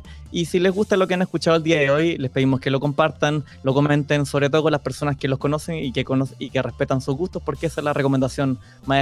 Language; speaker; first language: Spanish; native; Spanish